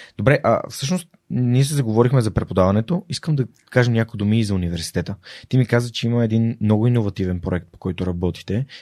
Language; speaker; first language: Bulgarian; native; Bulgarian